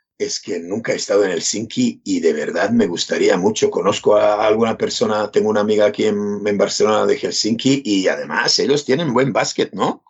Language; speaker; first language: Spanish; non-native, fluent; Serbian